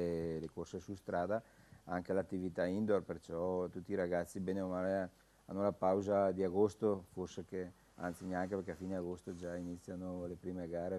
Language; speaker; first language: Italian; native; Italian